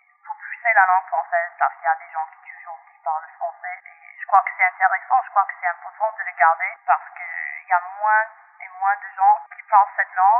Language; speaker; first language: French; non-native, local second language; English